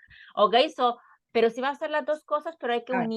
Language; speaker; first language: Spanish; native; Spanish